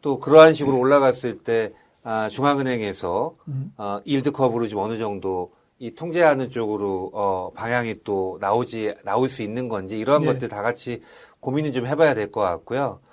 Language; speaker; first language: Korean; native; Korean